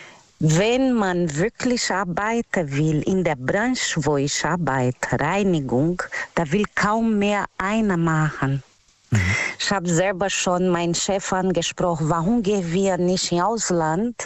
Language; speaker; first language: German; non-native, learner; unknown